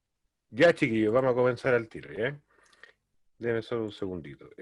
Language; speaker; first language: Spanish; native; Spanish